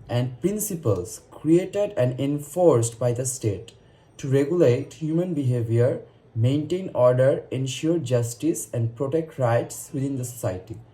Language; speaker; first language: English; non-native, local second language; Bangla